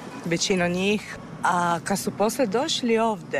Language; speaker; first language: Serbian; non-native, fluent; Italian